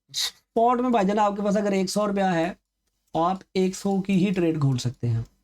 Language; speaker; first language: Urdu; native; Urdu